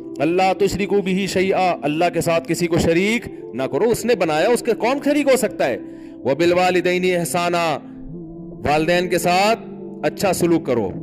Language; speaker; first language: Urdu; native; Urdu